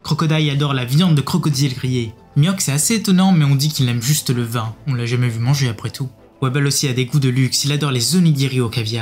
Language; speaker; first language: French; native; French